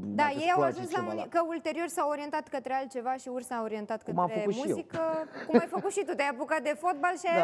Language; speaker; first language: Romanian; native; Romanian